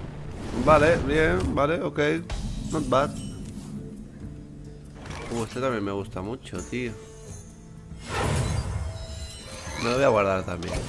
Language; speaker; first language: Spanish; native; Spanish